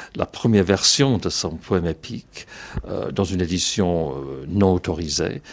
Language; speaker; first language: French; non-native, fluent; English